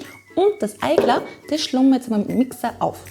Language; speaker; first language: German; native; German